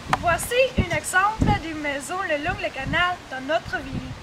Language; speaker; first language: French; non-native, learner; Dutch